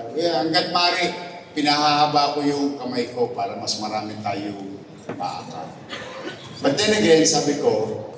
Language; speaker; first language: Filipino; native; Filipino